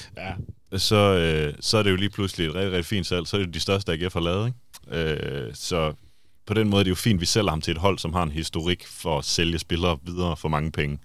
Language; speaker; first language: Danish; native; Danish